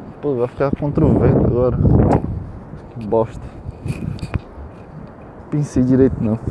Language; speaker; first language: Portuguese; native; Portuguese